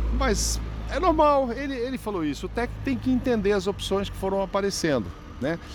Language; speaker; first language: Portuguese; native; Portuguese